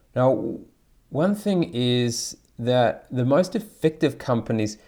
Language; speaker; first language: English; native; English